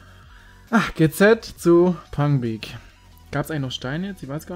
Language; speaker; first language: German; native; German